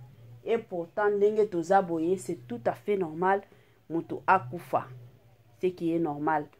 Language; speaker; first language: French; non-native, local second language; Lingala